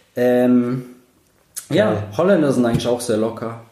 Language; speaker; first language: German; native; German